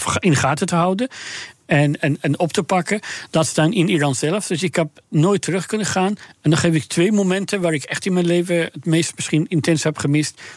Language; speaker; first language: Dutch; non-native, fluent; Persian